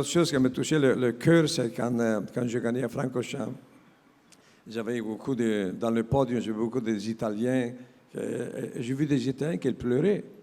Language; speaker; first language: French; non-native, learner; Italian